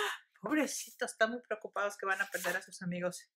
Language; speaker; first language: Spanish; early bilingual, heritage; Spanish